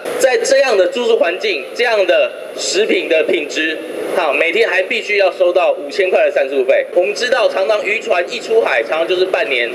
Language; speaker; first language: Chinese; native; Chinese